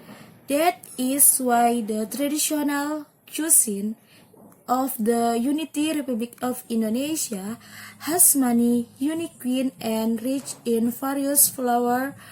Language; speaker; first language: English; non-native, learner; Indonesian